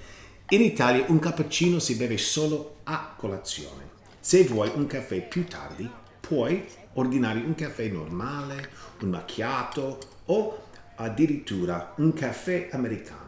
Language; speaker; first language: Italian; non-native, learner; English